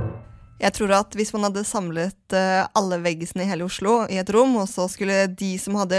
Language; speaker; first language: Norwegian; native; Norwegian